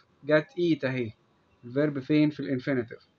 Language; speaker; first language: Arabic; native; Arabic